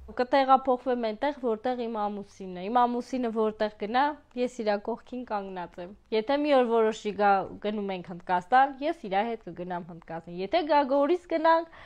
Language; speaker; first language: Armenian; native; Armenian